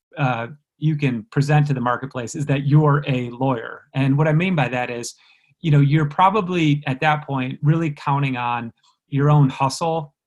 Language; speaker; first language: English; native; English